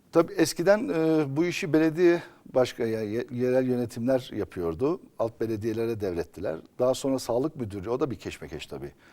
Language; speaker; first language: Turkish; native; Turkish